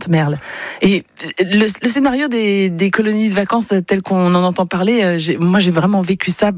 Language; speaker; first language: French; native; French